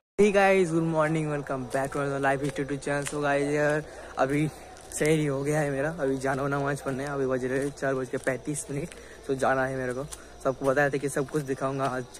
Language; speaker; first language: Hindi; non-native, local second language; Bangla